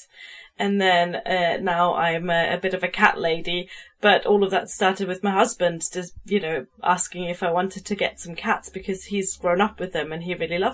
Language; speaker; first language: English; non-native, fluent; German